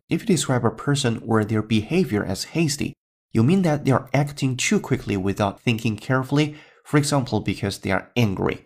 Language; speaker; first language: English; non-native, fluent; Chinese